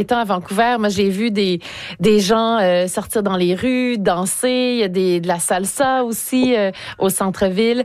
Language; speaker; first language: French; native; French